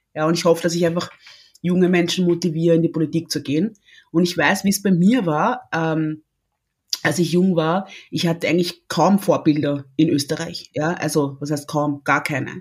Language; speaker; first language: German; early bilingual, other home language; Lingala